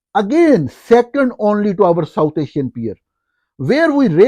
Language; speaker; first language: English; non-native, local second language; Urdu